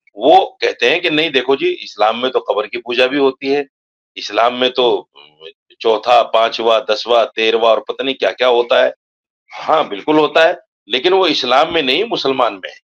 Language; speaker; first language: Hindi; native; Hindi